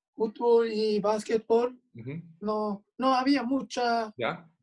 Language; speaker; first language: Spanish; non-native, fluent; Japanese